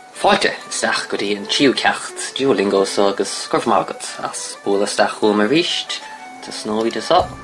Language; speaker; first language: Irish; native; Irish